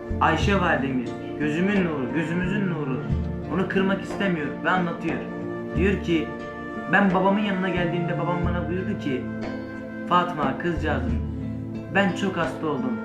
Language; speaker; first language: Turkish; native; Turkish